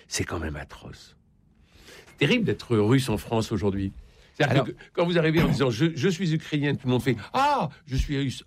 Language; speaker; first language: French; native; French